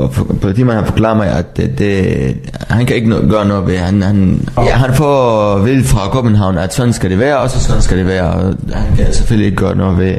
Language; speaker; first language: Danish; non-native, learner; Arabic